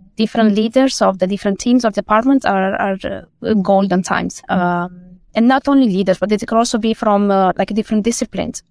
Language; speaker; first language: English; non-native, fluent; Romanian